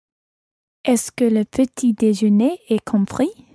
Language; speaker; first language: French; non-native, learner; English